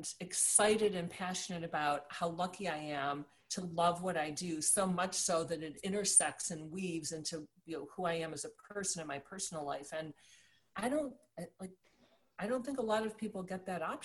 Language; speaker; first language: English; native; English